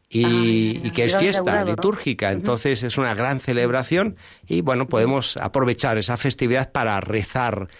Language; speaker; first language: Spanish; native; Spanish